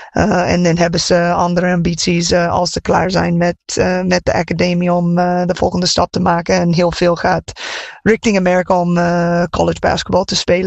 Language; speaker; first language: Dutch; non-native, fluent; English